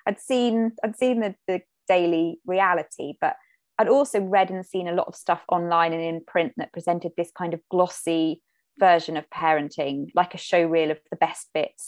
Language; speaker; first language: English; native; English